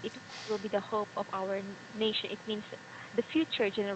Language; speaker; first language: English; non-native, fluent; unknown